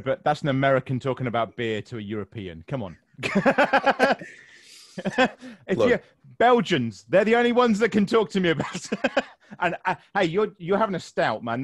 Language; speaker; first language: English; native; English